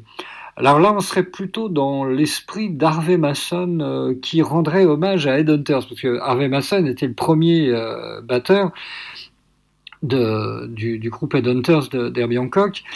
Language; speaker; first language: French; native; French